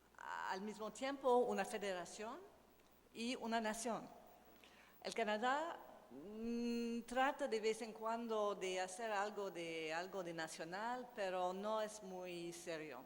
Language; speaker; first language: Spanish; non-native, learner; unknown